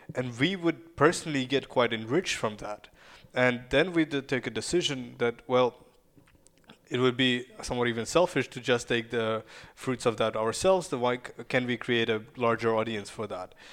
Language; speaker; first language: English; non-native, fluent; Russian